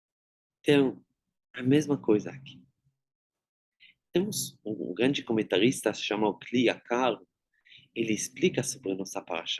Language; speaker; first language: Portuguese; non-native, fluent; Hebrew